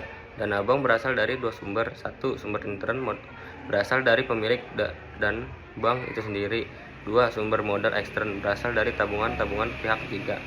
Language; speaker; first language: Indonesian; native; Indonesian